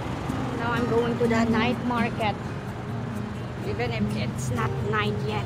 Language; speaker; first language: English; non-native, local second language; Filipino